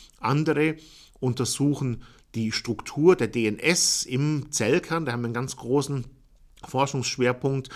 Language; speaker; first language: German; native; German